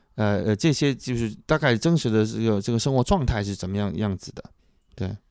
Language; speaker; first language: Chinese; native; Chinese